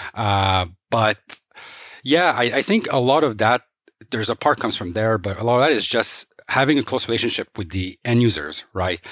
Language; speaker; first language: English; non-native, fluent; French